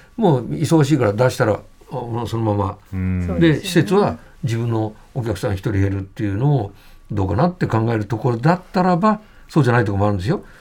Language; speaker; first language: Japanese; native; Japanese